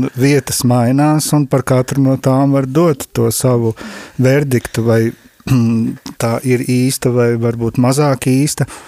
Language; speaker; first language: Latvian; native; Latvian